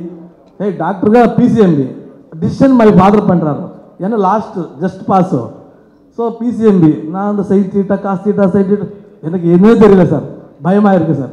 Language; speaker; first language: Tamil; non-native, learner; Kannada